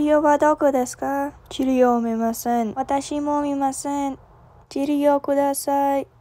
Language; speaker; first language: Japanese; non-native, learner; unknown